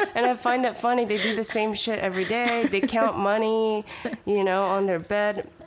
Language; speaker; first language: English; early bilingual, other home language; Chinese